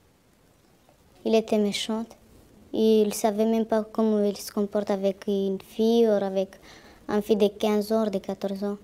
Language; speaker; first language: French; non-native, learner; Romanian